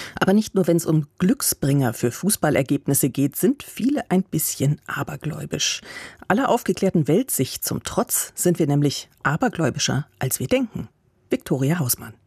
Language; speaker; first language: German; native; German